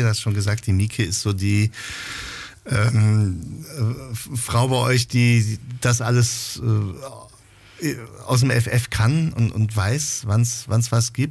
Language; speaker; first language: German; native; German